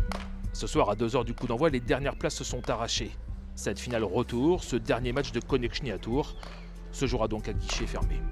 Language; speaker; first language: French; native; French